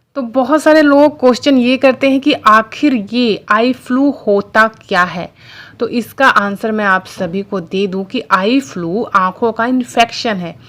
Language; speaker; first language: Hindi; non-native, local second language; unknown